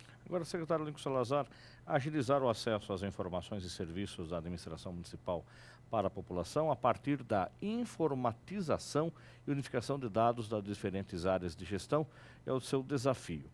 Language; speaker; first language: Portuguese; native; Portuguese